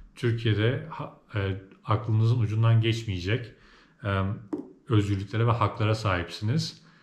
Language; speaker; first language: Turkish; native; Turkish